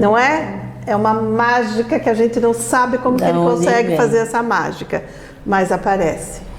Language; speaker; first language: Portuguese; native; Portuguese